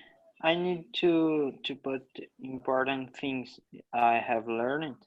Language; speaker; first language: English; non-native, learner; Portuguese